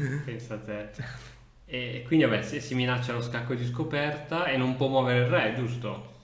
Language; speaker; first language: Italian; native; Italian